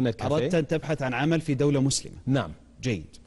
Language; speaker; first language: Arabic; non-native, learner; English